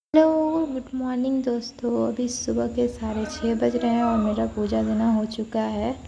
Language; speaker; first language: Hindi; non-native, local second language; Bangla